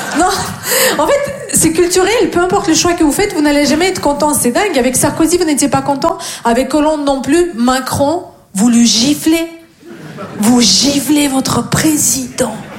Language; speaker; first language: French; non-native, fluent; Russian